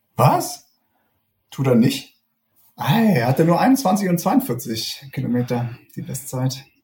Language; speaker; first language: German; native; German